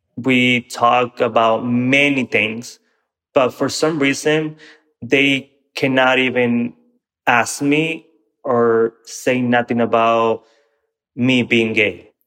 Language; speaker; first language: English; non-native, fluent; Spanish